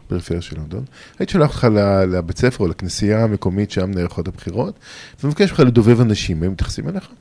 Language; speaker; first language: Hebrew; native; Hebrew